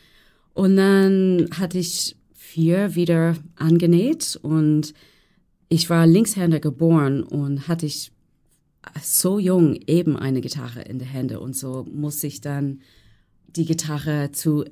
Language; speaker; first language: German; non-native, learner; English